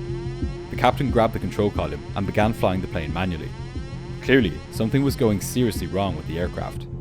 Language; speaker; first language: English; native; English